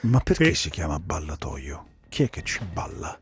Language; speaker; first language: Italian; native; Italian